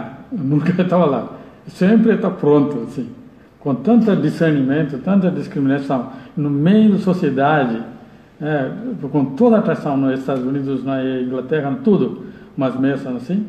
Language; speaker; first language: Portuguese; non-native, learner; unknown